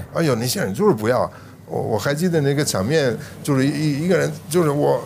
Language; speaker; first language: Chinese; non-native, fluent; Italian